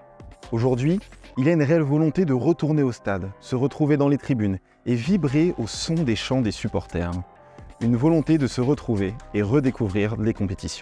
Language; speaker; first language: French; native; French